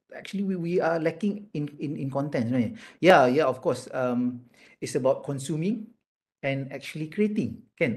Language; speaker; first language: English; non-native, local second language; Malay